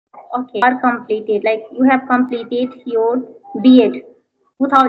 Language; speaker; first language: English; non-native, learner; Hindi